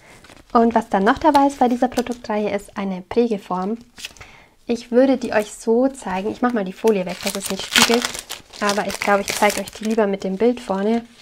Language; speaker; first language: German; native; German